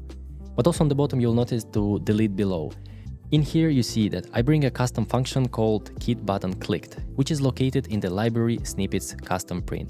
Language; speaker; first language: English; non-native, fluent; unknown